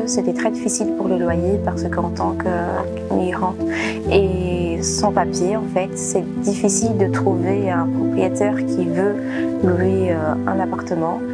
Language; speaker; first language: French; early bilingual, other home language; Portuguese